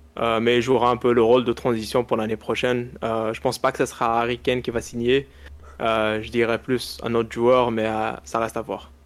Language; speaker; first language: French; non-native, local second language; Arabic